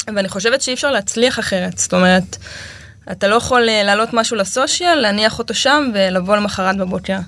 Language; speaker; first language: Hebrew; native; Hebrew